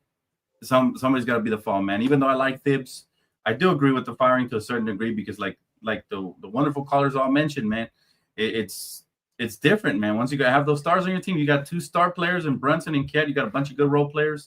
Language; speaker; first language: English; native; English